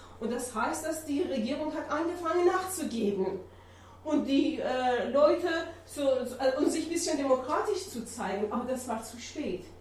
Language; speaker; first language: German; non-native, learner; Persian